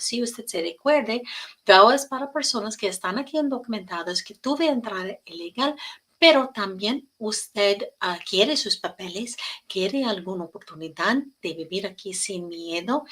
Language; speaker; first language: Spanish; non-native, learner; English